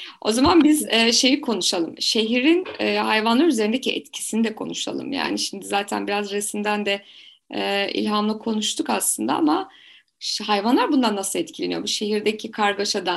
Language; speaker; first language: Turkish; native; Turkish